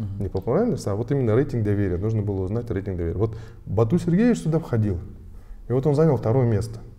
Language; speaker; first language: Russian; native; Russian